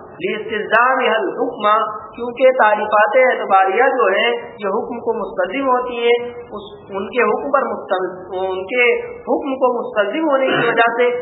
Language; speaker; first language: Urdu; native; Urdu